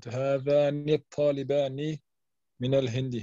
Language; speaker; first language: Arabic; non-native, learner; German